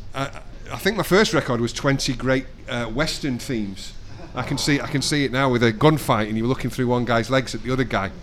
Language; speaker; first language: English; native; English